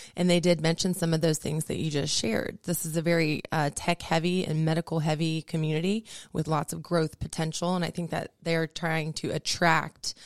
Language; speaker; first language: English; native; English